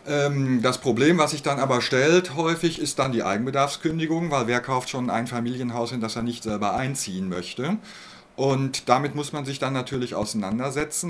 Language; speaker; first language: German; native; German